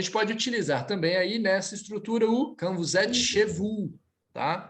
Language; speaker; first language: Portuguese; native; Portuguese